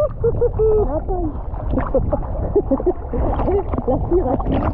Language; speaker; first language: French; native; French